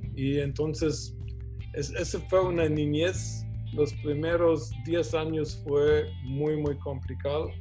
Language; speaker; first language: Spanish; non-native, fluent; German